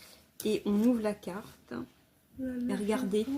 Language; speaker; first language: French; native; French